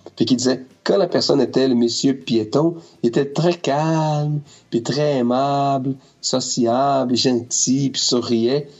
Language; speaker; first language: French; non-native, fluent; Portuguese